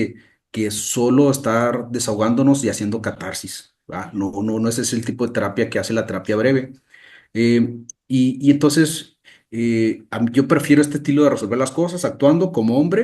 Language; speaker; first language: Spanish; native; Spanish